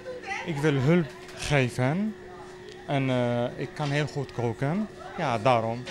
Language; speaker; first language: Dutch; non-native, learner; Arabic